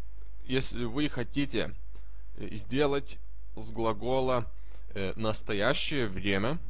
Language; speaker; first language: Russian; non-native, fluent; Lithuanian